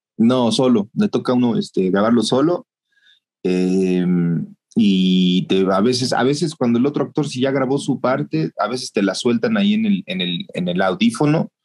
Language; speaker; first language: Spanish; native; Spanish